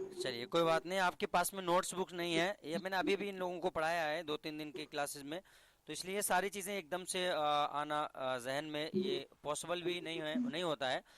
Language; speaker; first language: Hindi; native; Hindi